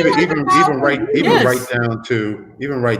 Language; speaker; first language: English; native; English